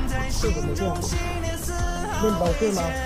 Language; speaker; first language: Chinese; native; Chinese